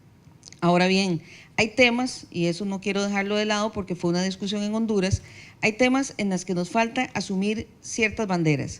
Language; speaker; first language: Spanish; native; Spanish